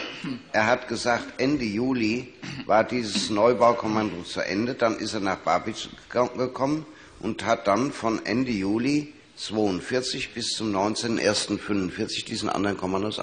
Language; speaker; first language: German; native; German